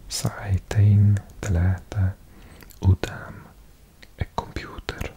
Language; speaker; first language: Arabic; non-native, learner; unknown